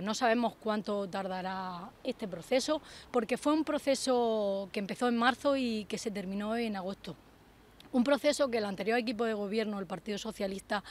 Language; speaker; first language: Spanish; native; Spanish